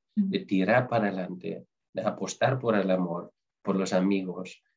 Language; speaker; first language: Spanish; non-native, fluent; Dutch